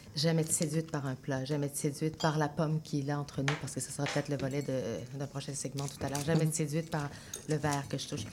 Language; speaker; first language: French; native; French